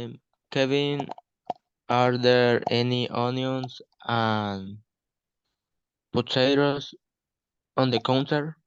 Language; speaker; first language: English; non-native, learner; Spanish